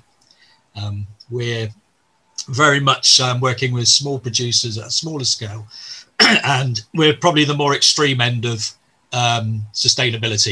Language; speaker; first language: English; native; English